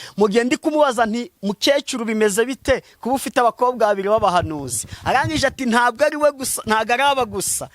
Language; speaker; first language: Kinyarwanda; native; Kinyarwanda